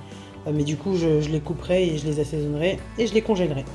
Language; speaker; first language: French; native; French